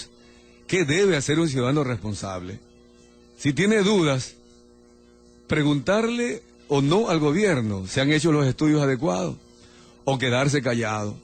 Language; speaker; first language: Spanish; native; Spanish